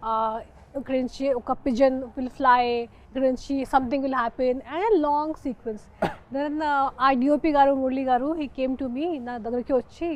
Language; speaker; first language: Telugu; non-native, fluent; Hindi